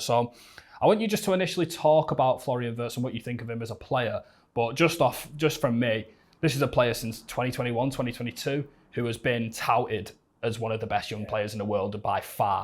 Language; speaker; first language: English; native; English